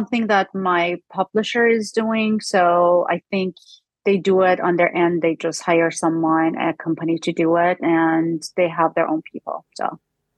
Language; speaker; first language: English; non-native, fluent; Persian